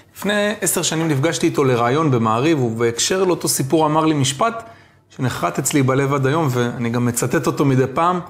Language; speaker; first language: Hebrew; native; Hebrew